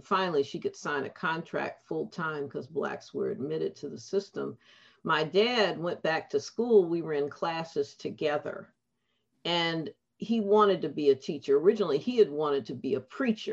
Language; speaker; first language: English; native; English